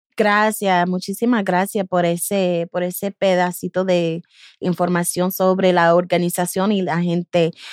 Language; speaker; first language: Spanish; early bilingual, heritage; Spanish